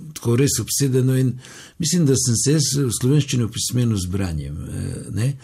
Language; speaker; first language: Slovenian; native; Slovenian